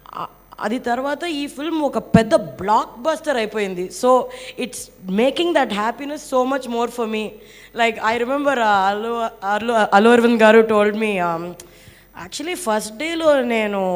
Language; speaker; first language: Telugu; non-native, local second language; Tamil